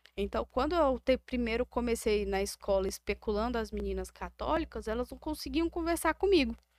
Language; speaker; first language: Portuguese; native; Portuguese